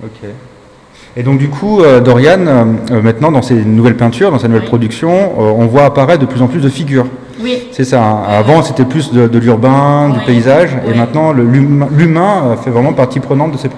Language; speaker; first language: French; native; French